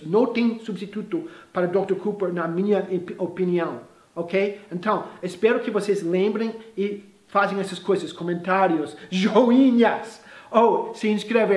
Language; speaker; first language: Portuguese; non-native, fluent; English